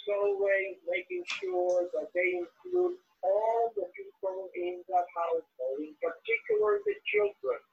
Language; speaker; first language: English; non-native, local second language; Spanish